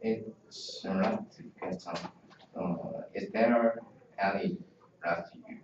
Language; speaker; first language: English; non-native, learner; Korean